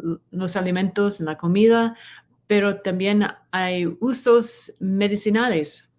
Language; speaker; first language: Spanish; non-native, learner; English